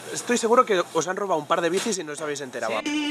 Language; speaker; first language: Spanish; native; Spanish